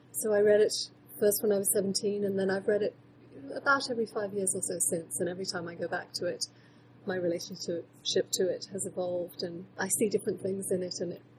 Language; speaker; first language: English; native; English